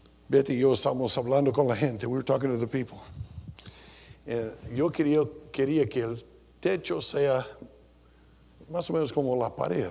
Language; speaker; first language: Spanish; non-native, fluent; English